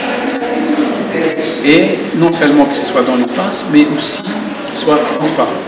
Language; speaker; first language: French; non-native, local second language; Arabic